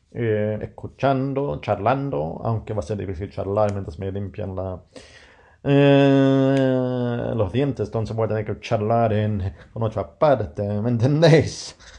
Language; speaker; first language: Spanish; non-native, fluent; English